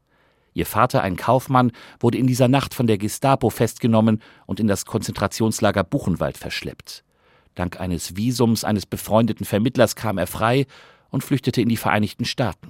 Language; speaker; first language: German; native; German